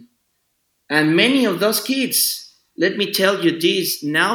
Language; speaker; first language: English; non-native, learner; Spanish